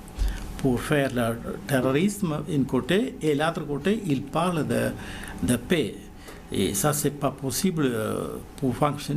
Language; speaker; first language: French; non-native, learner; Malayalam